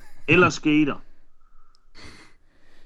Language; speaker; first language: Danish; native; Danish